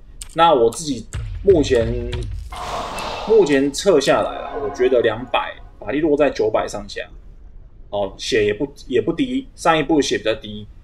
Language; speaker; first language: Chinese; native; Chinese